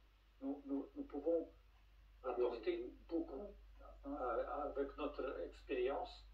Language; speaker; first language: French; non-native, fluent; Russian